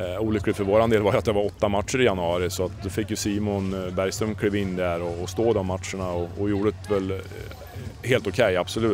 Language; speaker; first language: Swedish; native; Swedish